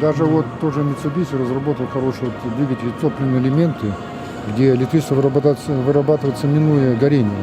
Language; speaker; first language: Russian; native; Russian